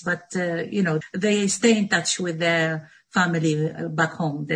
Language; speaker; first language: English; non-native, fluent; Arabic